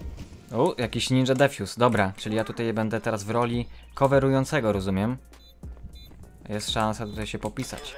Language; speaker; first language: Polish; native; Polish